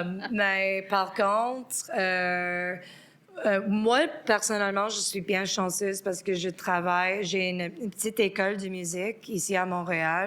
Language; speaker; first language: French; non-native, local second language; English